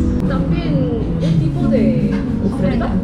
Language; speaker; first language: Spanish; non-native, learner; Korean